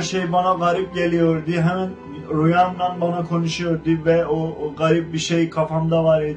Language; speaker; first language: Turkish; non-native, fluent; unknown